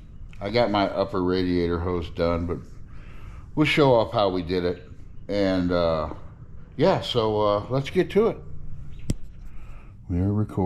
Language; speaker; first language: English; native; English